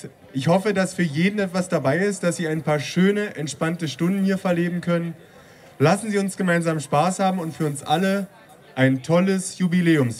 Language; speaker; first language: German; native; German